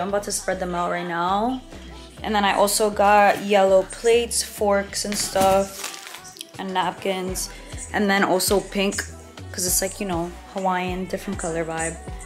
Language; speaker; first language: English; early bilingual, other home language; Spanish